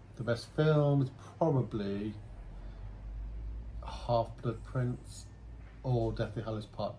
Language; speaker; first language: English; native; English